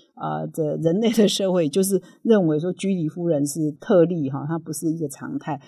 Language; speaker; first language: Chinese; native; Chinese